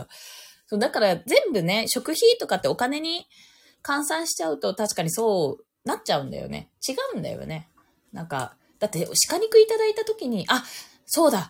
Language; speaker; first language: Japanese; native; Japanese